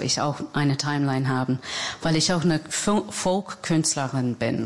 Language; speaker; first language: German; non-native, fluent; English